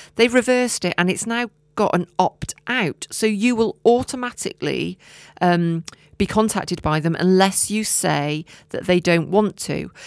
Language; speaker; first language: English; native; English